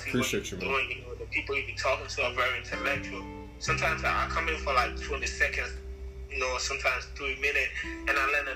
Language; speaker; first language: English; non-native, local second language; Akan